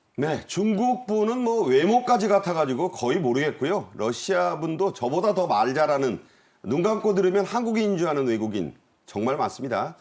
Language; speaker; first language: Korean; native; Korean